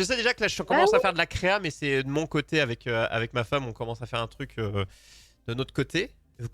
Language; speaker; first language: French; native; French